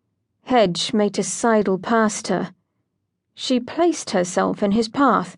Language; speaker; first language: English; native; English